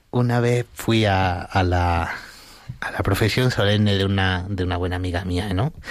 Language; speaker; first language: Spanish; native; Spanish